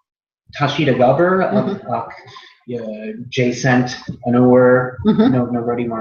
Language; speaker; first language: Irish; non-native, learner; English